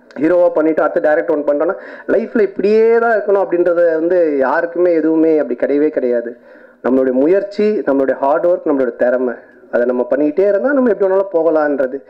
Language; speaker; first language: Tamil; native; Tamil